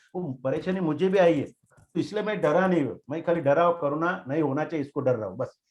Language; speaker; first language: Hindi; non-native, local second language; Marathi